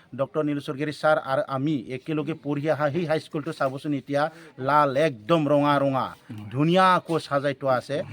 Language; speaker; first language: Assamese; non-native, local second language; Bodo